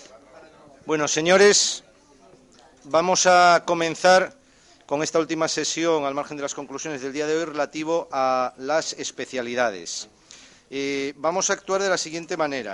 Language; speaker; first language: Spanish; native; Spanish